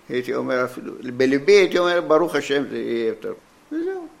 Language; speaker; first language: Hebrew; non-native, fluent; Arabic